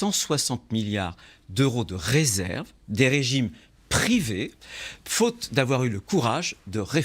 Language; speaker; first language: French; native; French